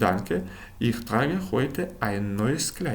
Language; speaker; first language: German; non-native, fluent; Ukrainian